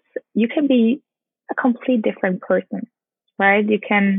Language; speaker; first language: English; non-native, fluent; German